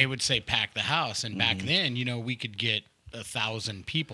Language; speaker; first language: English; native; English